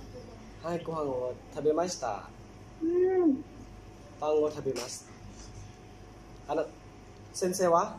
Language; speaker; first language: Japanese; non-native, learner; Thai